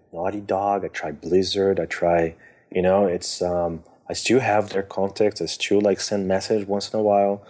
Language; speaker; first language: English; non-native, fluent; Portuguese